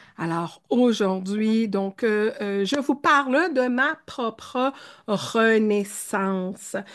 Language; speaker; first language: French; early bilingual, other home language; Spanish